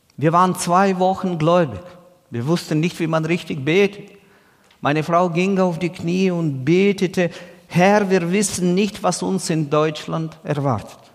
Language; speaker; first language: German; non-native, fluent; Russian